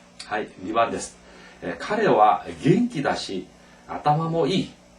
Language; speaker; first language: Japanese; non-native, fluent; Korean